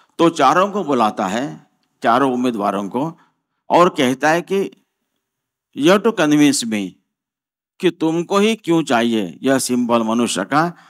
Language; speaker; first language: Hindi; non-native, local second language; Marathi